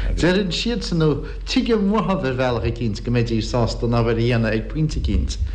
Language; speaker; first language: Irish; native; Irish